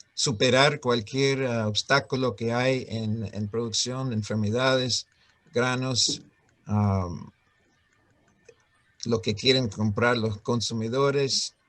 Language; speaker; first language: Spanish; non-native, fluent; English